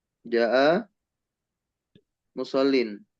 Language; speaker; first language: Arabic; non-native, fluent; Indonesian